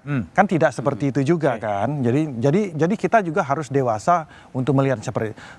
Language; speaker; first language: Indonesian; native; Indonesian